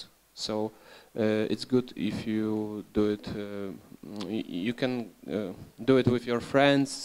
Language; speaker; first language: English; non-native, learner; Polish